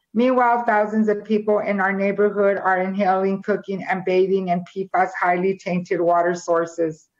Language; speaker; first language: English; native; English